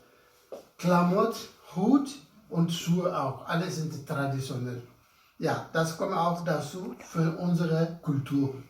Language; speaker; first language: German; non-native, learner; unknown